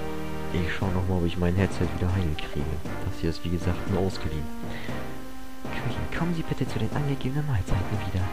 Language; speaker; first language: German; native; German